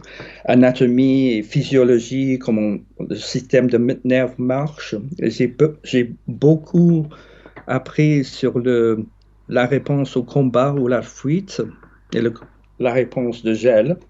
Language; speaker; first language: French; non-native, fluent; English